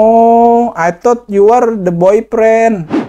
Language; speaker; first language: English; non-native, learner; Indonesian